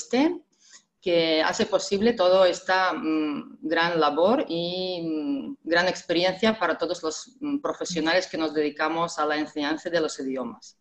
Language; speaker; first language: Spanish; non-native, fluent; Russian